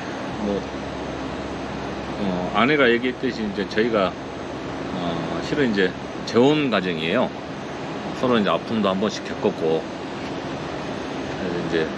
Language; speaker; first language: Korean; native; Korean